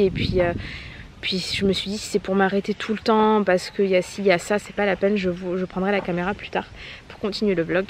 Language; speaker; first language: French; native; French